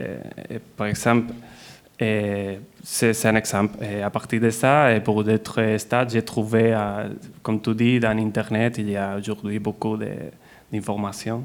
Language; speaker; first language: French; non-native, fluent; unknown